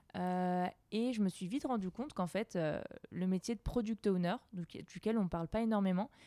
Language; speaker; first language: French; native; French